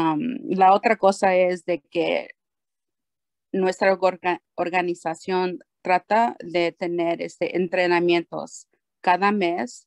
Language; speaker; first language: Spanish; early bilingual, heritage; Spanish